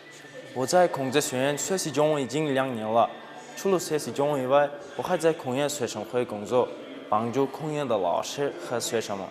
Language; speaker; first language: Chinese; non-native, fluent; Tajik